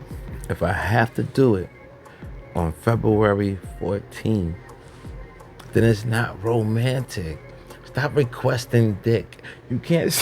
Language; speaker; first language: English; native; English